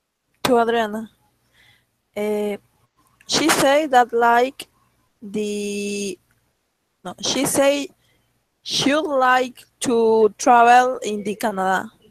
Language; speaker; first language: English; non-native, learner; Spanish